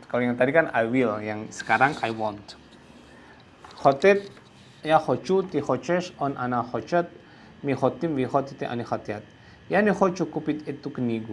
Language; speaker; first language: Indonesian; native; Indonesian